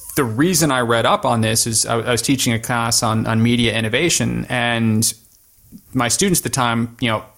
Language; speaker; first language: English; native; English